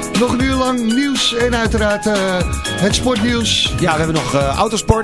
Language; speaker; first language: Dutch; native; Dutch